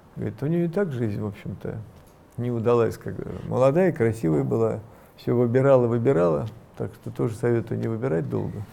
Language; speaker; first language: Russian; native; Russian